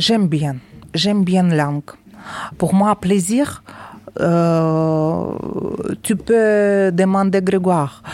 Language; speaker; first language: French; non-native, learner; Ukrainian